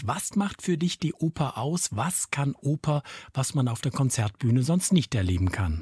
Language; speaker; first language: German; native; German